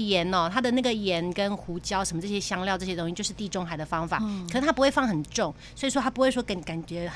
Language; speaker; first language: Chinese; native; Chinese